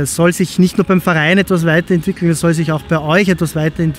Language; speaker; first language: German; native; German